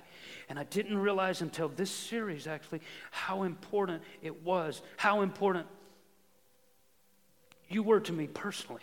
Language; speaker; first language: English; native; English